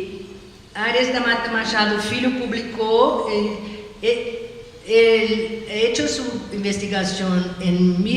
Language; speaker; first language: Spanish; non-native, learner; Portuguese